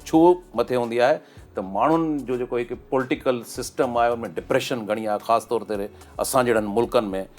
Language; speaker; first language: Sindhi; native; Sindhi